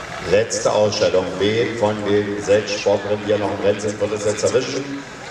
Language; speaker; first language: German; native; German